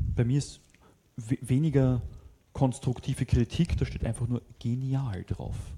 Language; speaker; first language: German; native; German